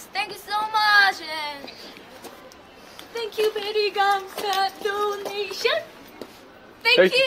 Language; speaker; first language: English; non-native, learner; Korean